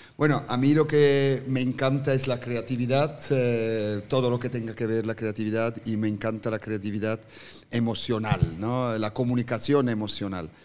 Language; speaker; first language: Spanish; non-native, fluent; German